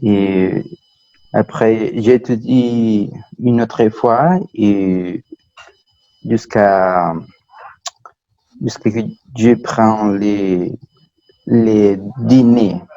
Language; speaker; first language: French; non-native, learner; Spanish